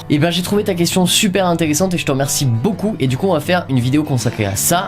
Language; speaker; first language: French; native; French